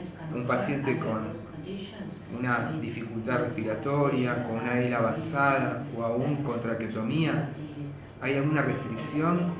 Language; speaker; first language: Spanish; native; Spanish